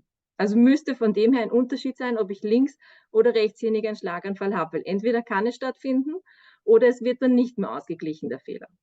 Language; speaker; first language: German; native; German